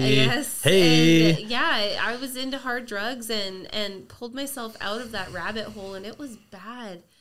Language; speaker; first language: English; native; English